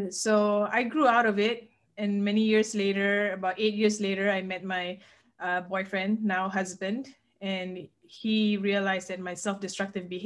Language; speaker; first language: English; non-native, local second language; Malay